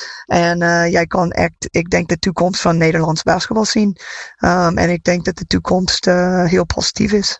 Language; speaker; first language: Dutch; non-native, fluent; English